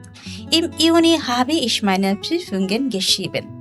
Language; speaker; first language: German; non-native, learner; Bangla